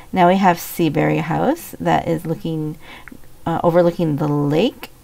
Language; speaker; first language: English; native; English